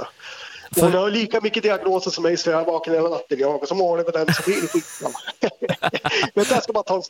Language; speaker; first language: Swedish; native; Swedish